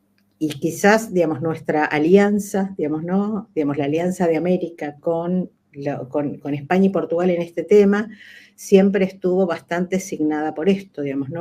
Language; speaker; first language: Spanish; native; Spanish